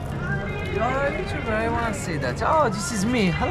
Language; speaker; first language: English; non-native, learner; Arabic